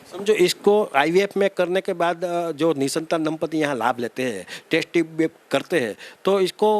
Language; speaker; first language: Hindi; non-native, local second language; Gujarati